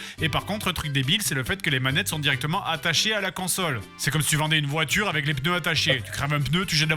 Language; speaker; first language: French; native; French